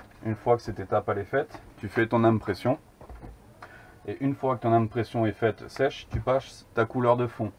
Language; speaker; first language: French; native; French